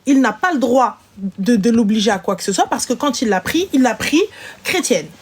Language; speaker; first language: French; early bilingual, other home language; Arabic